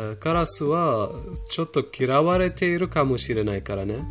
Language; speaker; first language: Japanese; non-native, fluent; Persian